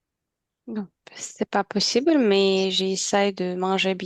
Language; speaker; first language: French; non-native, learner; Ukrainian